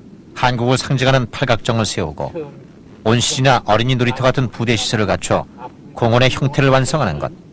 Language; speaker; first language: Korean; native; Korean